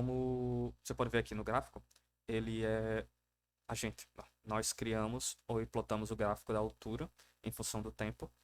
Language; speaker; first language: Portuguese; native; Portuguese